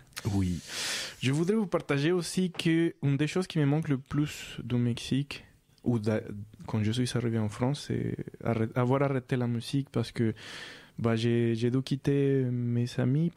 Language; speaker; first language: French; non-native, fluent; Spanish